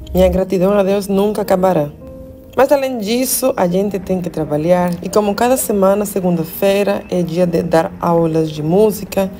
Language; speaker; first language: Portuguese; non-native, fluent; Spanish